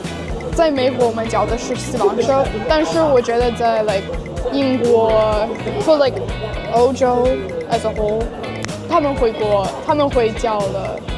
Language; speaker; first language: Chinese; non-native, learner; English